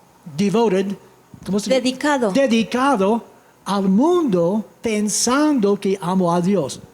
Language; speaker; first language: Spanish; non-native, fluent; English